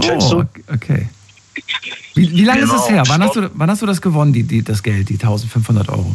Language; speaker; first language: German; native; German